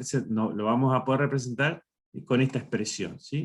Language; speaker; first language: Spanish; native; Spanish